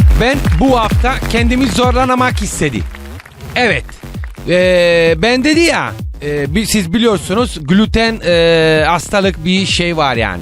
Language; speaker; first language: Turkish; non-native, learner; Italian